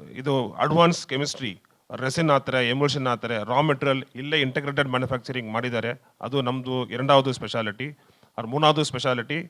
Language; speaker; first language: Kannada; non-native, learner; Tamil